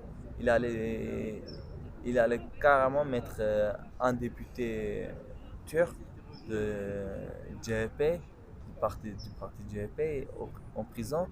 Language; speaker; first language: French; non-native, local second language; Kurdish